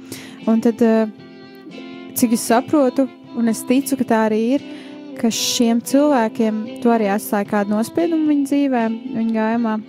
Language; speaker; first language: Latvian; native; Latvian